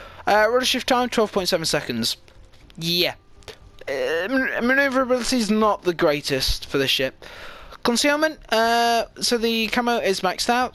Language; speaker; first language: English; native; English